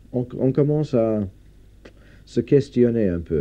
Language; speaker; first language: French; non-native, fluent; English